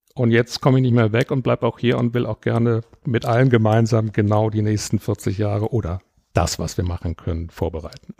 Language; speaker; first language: German; native; German